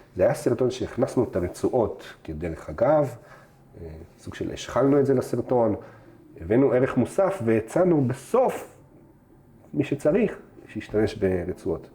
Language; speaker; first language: Hebrew; early bilingual, other home language; Russian